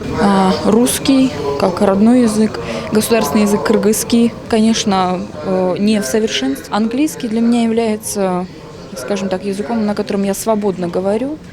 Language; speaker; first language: Russian; native; Russian